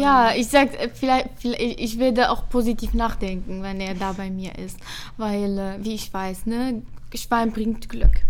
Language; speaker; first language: German; non-native, fluent; Arabic